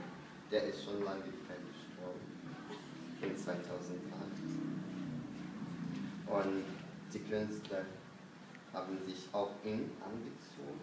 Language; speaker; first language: German; non-native, fluent; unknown